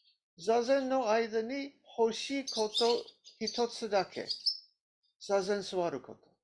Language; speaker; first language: Japanese; non-native, learner; English